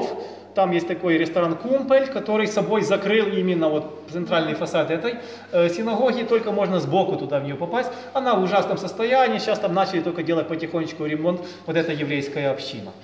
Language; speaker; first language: Russian; native; Russian